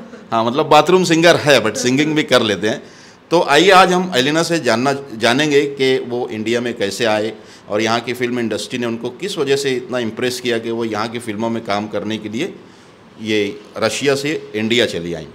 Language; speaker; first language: Hindi; native; Hindi